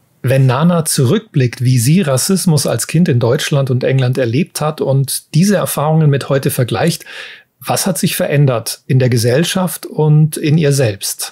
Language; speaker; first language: German; native; German